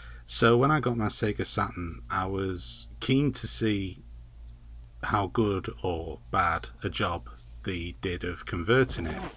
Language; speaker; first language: English; native; English